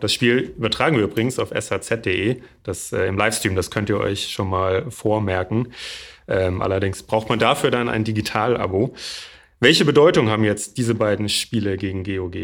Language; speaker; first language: German; native; German